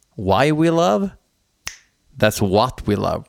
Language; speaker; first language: English; non-native, fluent; Swedish